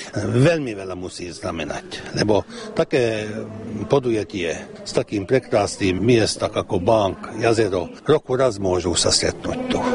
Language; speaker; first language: Slovak; early bilingual, heritage; Slovak